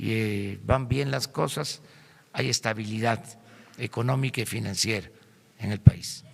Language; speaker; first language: Spanish; native; Spanish